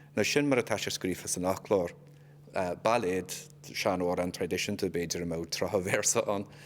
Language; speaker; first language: Irish; non-native, local second language; English